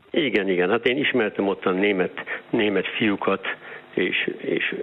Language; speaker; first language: Hungarian; early bilingual, heritage; Hungarian